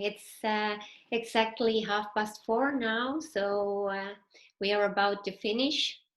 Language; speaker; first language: English; non-native, fluent; Estonian